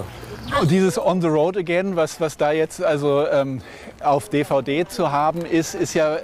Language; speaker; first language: German; native; German